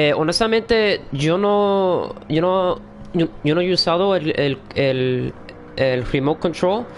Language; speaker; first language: Spanish; early bilingual, heritage; Spanish